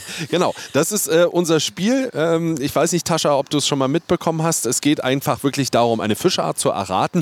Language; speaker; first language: German; native; German